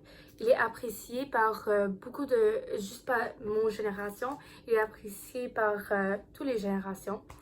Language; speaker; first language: French; non-native, learner; English